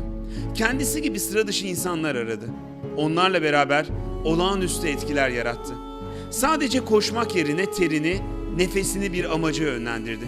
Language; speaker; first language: Turkish; native; Turkish